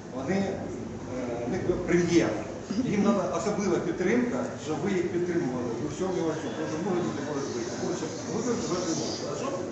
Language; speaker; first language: Ukrainian; non-native, local second language; Russian